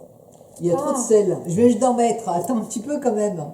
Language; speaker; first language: French; native; French